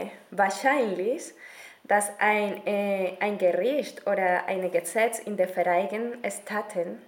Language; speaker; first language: German; non-native, learner; Spanish